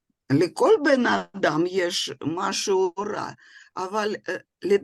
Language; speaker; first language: Hebrew; non-native, fluent; Russian